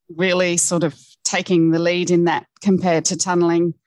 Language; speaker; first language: English; native; English